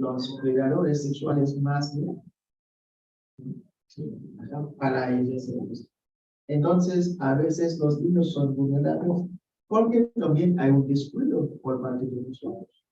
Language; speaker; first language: Spanish; non-native, fluent; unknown